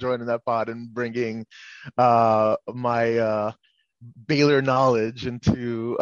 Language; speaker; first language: English; non-native, local second language; Yoruba